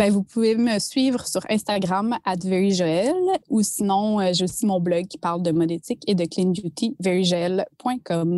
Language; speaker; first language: French; native; French